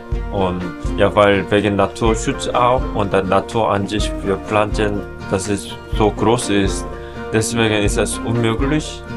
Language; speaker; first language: German; non-native, learner; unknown